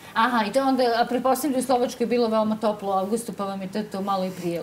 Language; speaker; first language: Serbian; native; Serbian